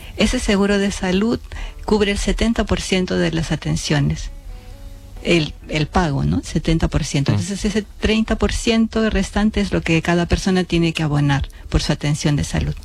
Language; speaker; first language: Spanish; native; Spanish